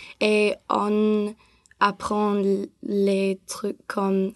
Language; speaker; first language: French; non-native, learner; English